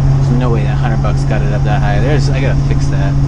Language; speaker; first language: English; native; English